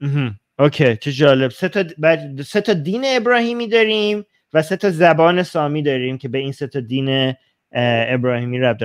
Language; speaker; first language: Persian; native; Persian